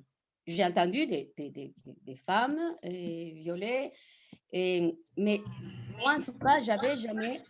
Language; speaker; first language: French; non-native, fluent; Spanish